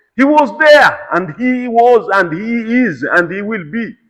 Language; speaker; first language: English; non-native, local second language; Swahili